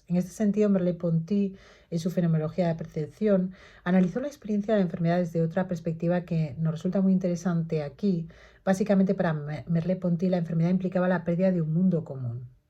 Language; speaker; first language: Spanish; native; Spanish